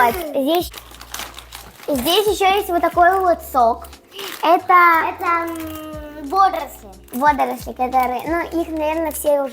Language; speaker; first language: Russian; native; Russian